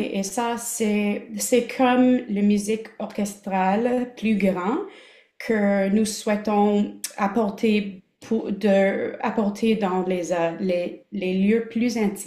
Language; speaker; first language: French; non-native, local second language; English